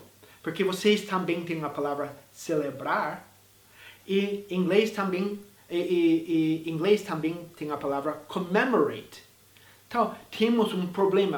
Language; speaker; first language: Portuguese; non-native, fluent; English